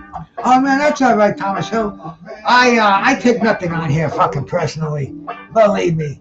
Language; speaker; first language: English; native; English